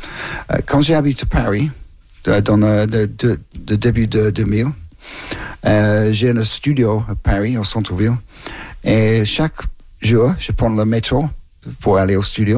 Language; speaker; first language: French; non-native, learner; English